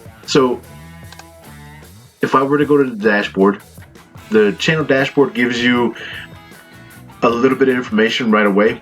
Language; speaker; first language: English; native; English